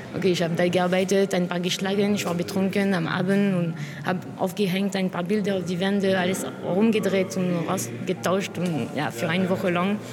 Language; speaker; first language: German; non-native, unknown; French